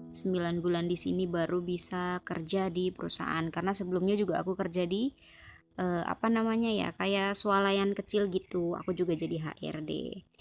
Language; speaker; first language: Indonesian; native; Indonesian